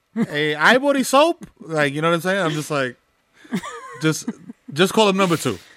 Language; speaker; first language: English; early bilingual, other home language; Spanish